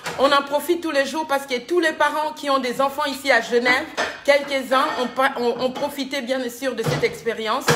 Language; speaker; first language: French; non-native, local second language; Lingala